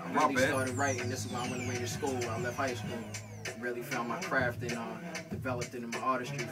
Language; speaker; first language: English; native; English